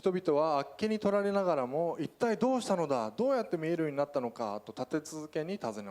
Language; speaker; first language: Japanese; native; Japanese